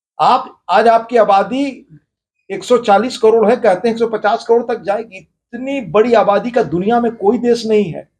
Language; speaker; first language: Hindi; native; Hindi